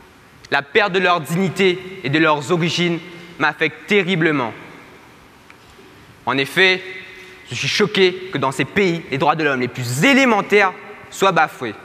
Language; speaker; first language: French; native; French